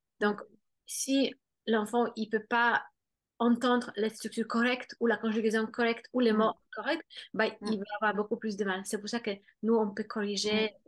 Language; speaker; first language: French; non-native, fluent; Polish